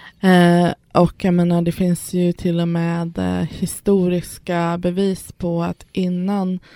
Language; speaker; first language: Swedish; early bilingual, other home language; Persian